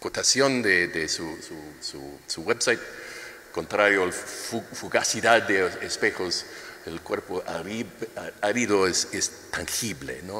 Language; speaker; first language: Spanish; non-native, learner; English